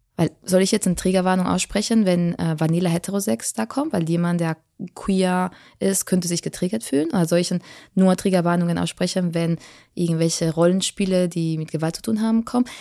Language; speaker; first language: German; non-native, fluent; Spanish